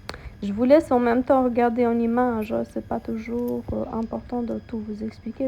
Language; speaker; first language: French; non-native, fluent; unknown